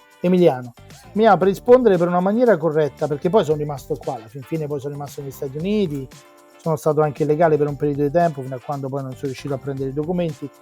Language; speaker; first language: Italian; native; Italian